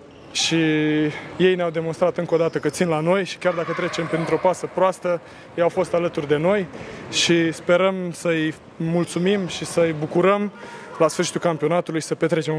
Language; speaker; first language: Romanian; native; Romanian